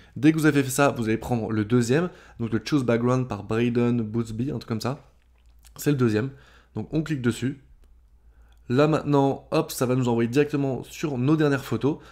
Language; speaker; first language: French; native; French